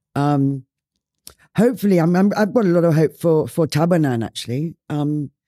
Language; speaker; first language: English; native; English